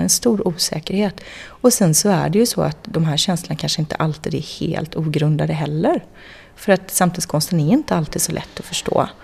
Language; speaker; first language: Swedish; native; Swedish